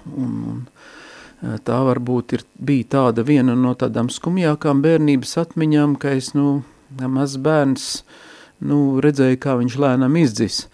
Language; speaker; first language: Latvian; native; Latvian